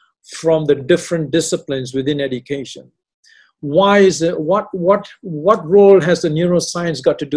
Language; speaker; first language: English; non-native, local second language; Tamil